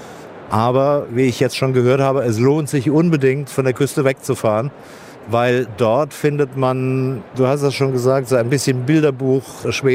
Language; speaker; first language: German; native; German